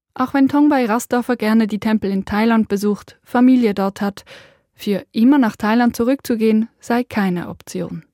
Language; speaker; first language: German; native; German